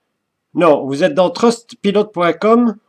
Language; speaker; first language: French; native; French